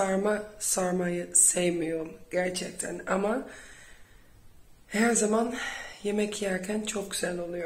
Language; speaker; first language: Turkish; non-native, fluent; Dutch